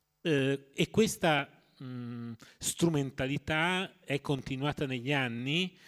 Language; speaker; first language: Italian; native; Italian